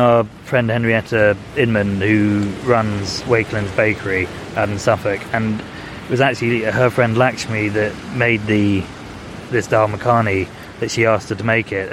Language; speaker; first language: English; native; English